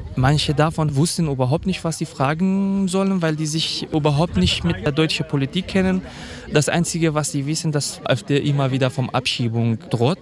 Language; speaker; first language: German; non-native, fluent; Kurdish